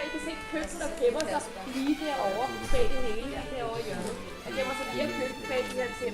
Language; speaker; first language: Danish; native; Danish